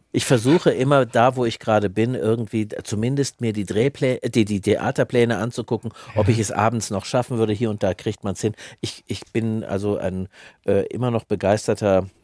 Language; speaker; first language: German; native; German